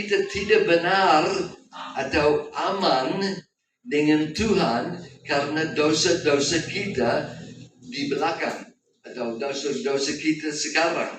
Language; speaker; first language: Indonesian; non-native, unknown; English